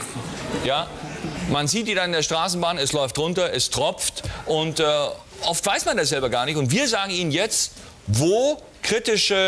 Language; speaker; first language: German; native; German